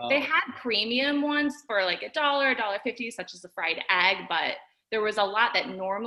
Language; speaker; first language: English; native; English